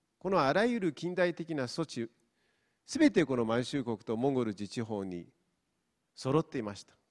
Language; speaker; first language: Japanese; non-native, fluent; Mongolian